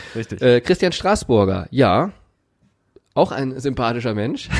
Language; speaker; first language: German; native; German